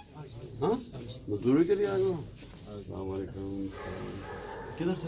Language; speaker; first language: Urdu; native; Urdu